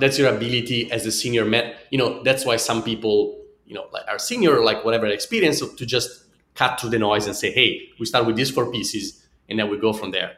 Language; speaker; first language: English; non-native, fluent; Italian